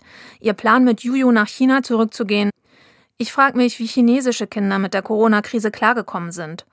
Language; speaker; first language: German; native; German